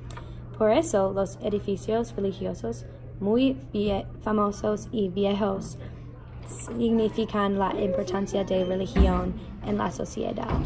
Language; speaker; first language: Spanish; non-native, learner; English